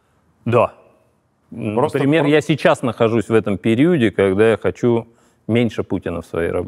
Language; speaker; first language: Russian; native; Russian